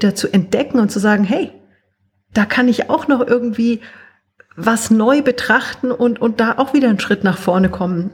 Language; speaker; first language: German; native; German